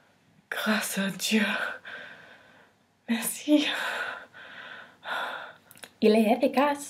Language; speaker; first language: French; non-native, learner; English